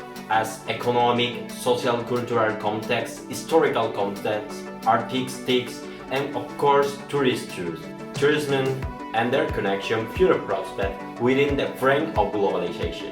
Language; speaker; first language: English; non-native, fluent; Spanish